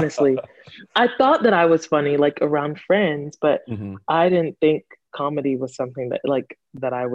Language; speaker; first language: English; native; English